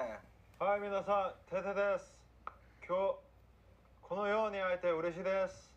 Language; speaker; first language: Japanese; non-native, learner; Korean